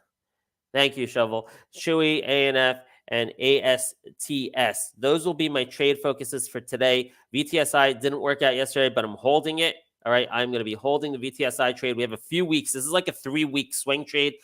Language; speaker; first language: English; native; English